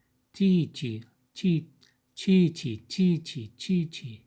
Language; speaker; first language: Chinese; non-native, learner; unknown